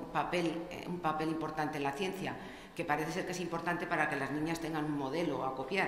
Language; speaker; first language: Spanish; native; Spanish